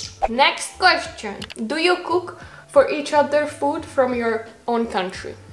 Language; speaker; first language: English; non-native, fluent; Hungarian